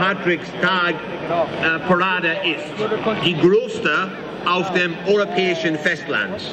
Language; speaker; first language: German; non-native, fluent; English